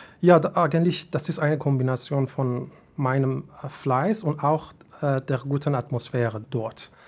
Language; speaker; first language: German; non-native, fluent; Persian